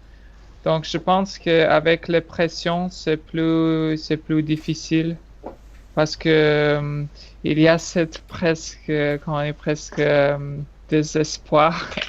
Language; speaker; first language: French; non-native, fluent; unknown